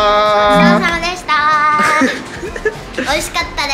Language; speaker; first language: Japanese; native; Japanese